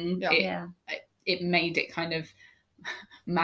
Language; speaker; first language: English; native; English